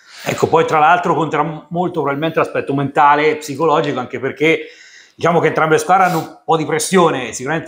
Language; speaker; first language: Italian; native; Italian